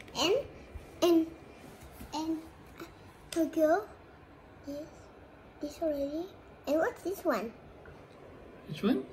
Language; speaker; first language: English; non-native, learner; Indonesian